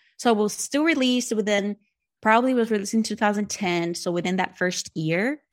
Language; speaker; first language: English; non-native, fluent; Portuguese